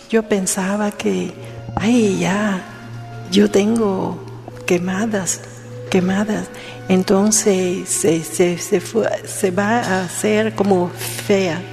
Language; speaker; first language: Spanish; non-native, learner; Vietnamese